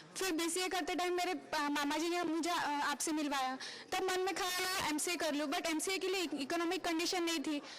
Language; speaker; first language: Hindi; non-native, local second language; Nepali